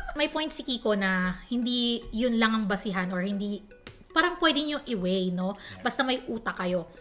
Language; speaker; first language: Filipino; native; Filipino